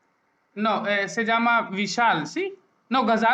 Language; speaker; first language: Spanish; non-native, learner; Hindi